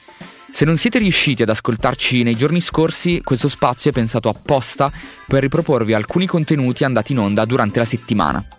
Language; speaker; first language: Italian; native; Italian